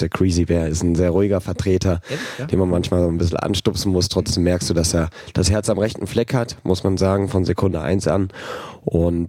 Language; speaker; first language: German; native; German